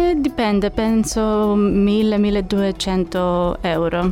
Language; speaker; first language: Italian; non-native, learner; Greek